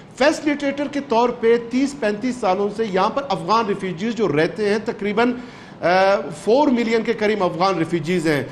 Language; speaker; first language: Urdu; non-native, local second language; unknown